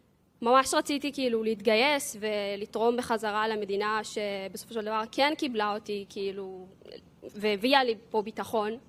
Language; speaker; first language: Hebrew; early bilingual, other home language; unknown